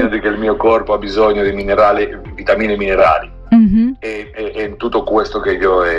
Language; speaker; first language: Italian; non-native, learner; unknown